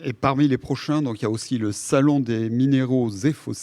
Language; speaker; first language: French; native; French